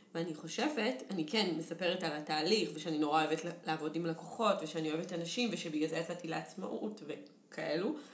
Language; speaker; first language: Hebrew; native; Hebrew